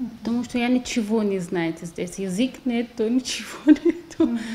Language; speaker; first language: Russian; non-native, learner; Arabic